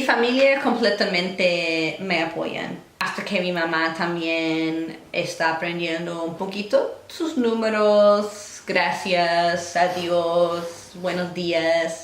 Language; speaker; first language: Spanish; non-native, fluent; English